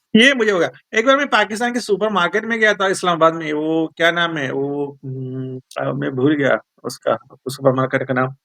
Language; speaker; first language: Hindi; non-native, local second language; Malayalam